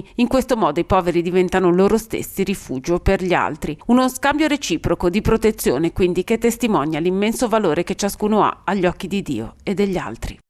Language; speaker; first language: Italian; native; Italian